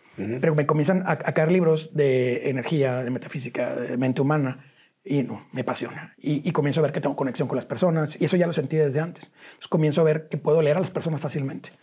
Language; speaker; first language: Spanish; native; Spanish